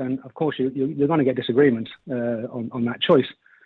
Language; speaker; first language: English; native; English